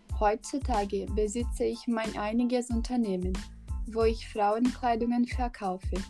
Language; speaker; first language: German; non-native, learner; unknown